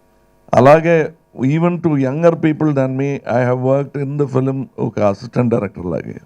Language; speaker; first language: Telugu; non-native, local second language; Tamil